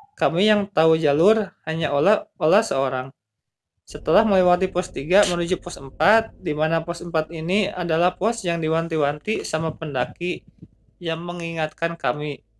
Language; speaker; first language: Indonesian; native; Indonesian